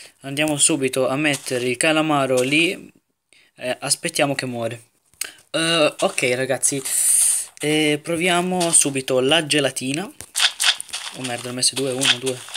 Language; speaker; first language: Italian; native; Italian